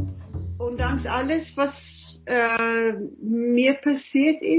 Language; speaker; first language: German; early bilingual, other home language; Italian